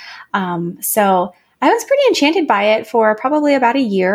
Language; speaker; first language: English; native; English